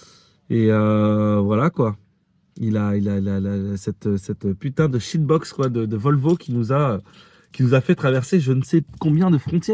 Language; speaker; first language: French; native; French